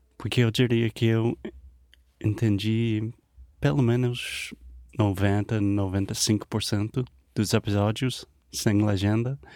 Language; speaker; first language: Portuguese; non-native, fluent; English